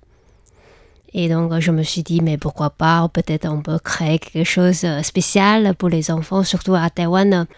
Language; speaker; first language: French; non-native, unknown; Chinese